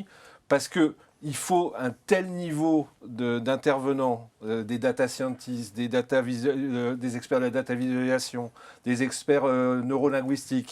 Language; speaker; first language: French; native; French